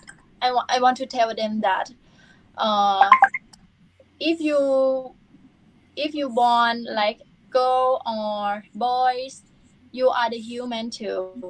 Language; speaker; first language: English; non-native, learner; Thai